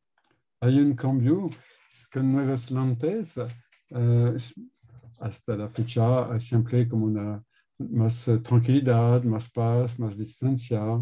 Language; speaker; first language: Spanish; non-native, learner; French